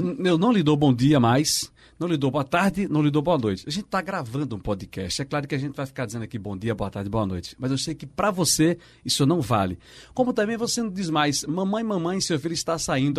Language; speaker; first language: Portuguese; native; Portuguese